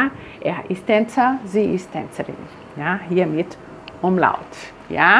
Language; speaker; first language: German; non-native, fluent; Portuguese